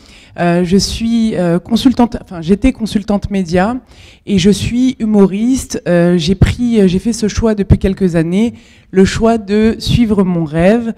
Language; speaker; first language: French; native; French